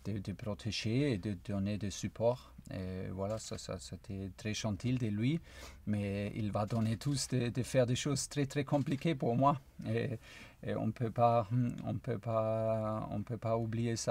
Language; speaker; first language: French; non-native, fluent; German